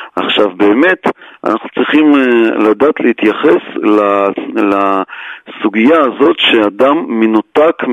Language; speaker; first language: Hebrew; non-native, fluent; Russian